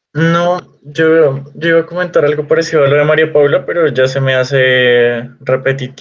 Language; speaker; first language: Spanish; native; Spanish